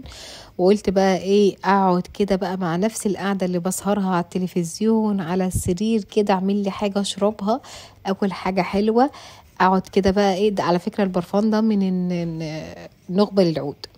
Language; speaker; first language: Arabic; native; Arabic